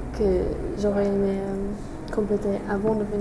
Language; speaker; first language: French; non-native, fluent; English